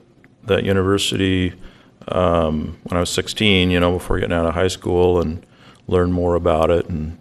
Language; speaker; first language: English; native; English